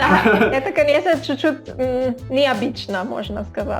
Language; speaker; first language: Russian; non-native, learner; Catalan